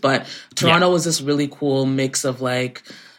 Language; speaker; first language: English; native; English